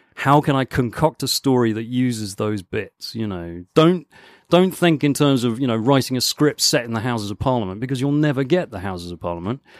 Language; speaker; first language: English; native; English